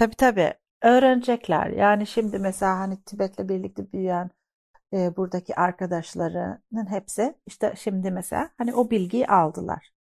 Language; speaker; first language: Turkish; early bilingual, heritage; Turkish